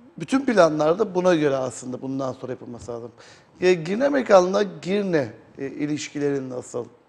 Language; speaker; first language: Turkish; native; Turkish